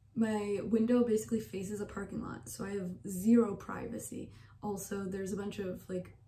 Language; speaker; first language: English; native; English